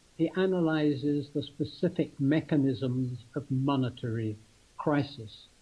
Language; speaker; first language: English; native; English